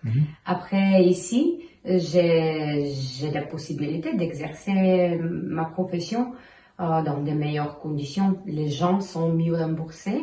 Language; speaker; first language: French; non-native, fluent; Bulgarian